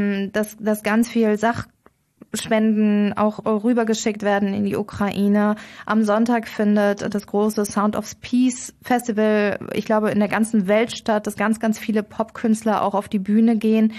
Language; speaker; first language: German; native; German